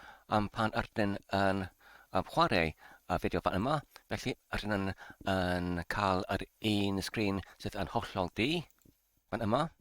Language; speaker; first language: Welsh; non-native, learner; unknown